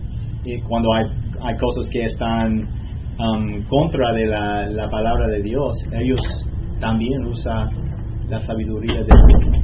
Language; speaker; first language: Spanish; non-native, learner; English